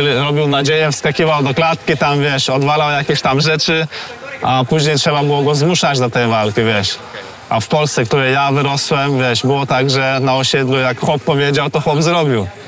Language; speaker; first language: Polish; early bilingual, other home language; Chechen